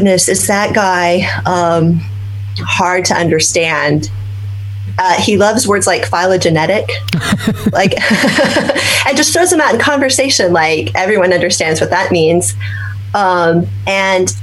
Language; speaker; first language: English; native; English